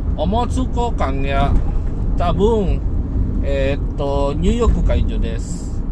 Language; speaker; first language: Japanese; non-native, learner; Indonesian